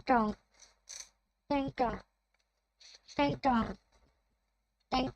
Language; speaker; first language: Vietnamese; non-native, learner; Thai